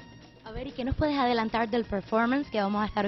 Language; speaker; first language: Spanish; native; Spanish